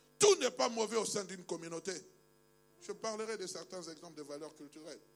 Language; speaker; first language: French; non-native, local second language; Luba-Lulua